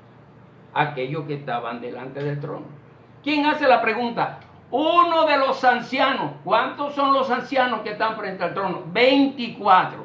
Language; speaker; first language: Spanish; native; Spanish